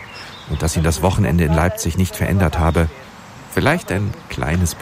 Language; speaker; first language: German; native; German